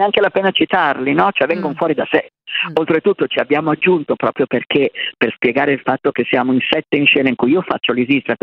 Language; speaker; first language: Italian; native; Italian